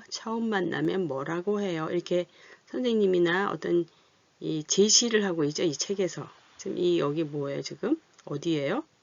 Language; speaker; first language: Korean; native; Korean